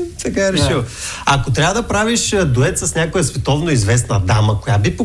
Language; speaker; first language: Bulgarian; native; Bulgarian